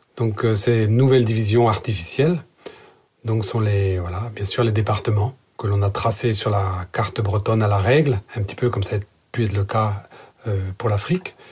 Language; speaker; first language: French; non-native, local second language; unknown